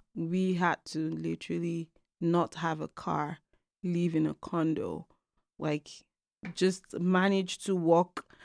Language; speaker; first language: English; non-native, local second language; Igbo